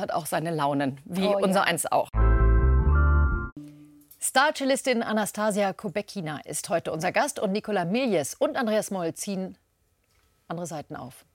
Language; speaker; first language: German; native; German